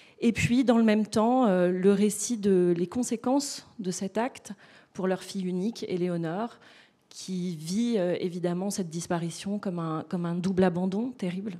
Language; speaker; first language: French; native; French